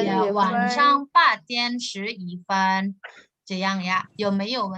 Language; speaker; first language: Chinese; non-native, fluent; Indonesian